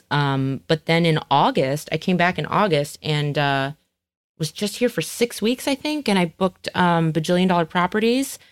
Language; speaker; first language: English; native; English